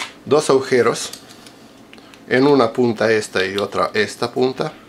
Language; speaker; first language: Spanish; non-native, fluent; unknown